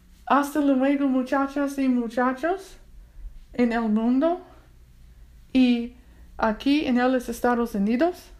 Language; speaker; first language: Spanish; non-native, learner; English